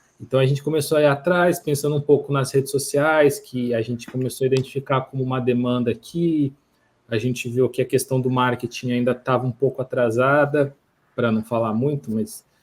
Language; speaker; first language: Portuguese; native; Portuguese